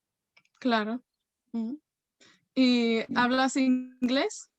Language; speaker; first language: Spanish; non-native, fluent; Welsh